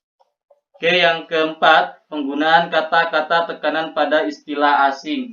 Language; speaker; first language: Indonesian; native; Indonesian